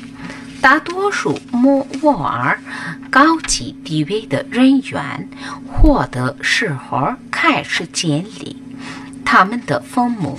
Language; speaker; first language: Chinese; non-native, fluent; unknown